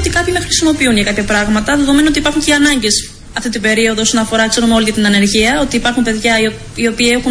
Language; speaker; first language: Greek; native; Greek